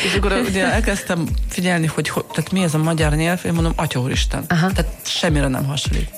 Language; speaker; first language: Hungarian; non-native, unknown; Russian